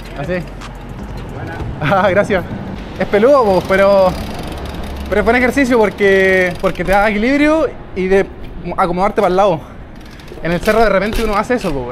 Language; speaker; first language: Spanish; native; Spanish